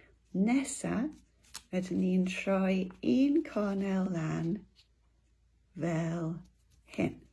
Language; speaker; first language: Welsh; non-native, local second language; English